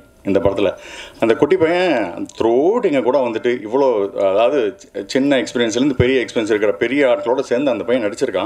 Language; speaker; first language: Tamil; native; Tamil